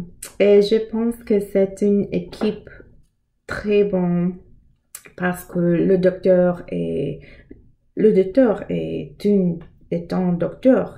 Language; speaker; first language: French; non-native, learner; English